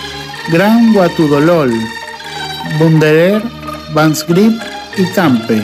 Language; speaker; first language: Spanish; non-native, fluent; Indonesian